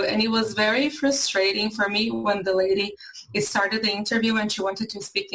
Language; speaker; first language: English; non-native, fluent; Portuguese